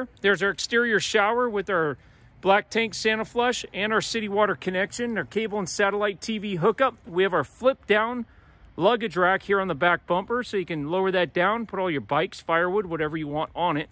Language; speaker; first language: English; native; English